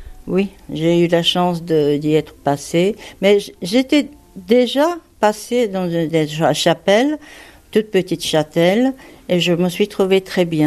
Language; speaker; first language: French; non-native, fluent; Japanese